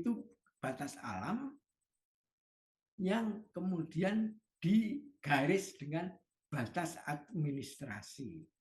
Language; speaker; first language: Indonesian; native; Indonesian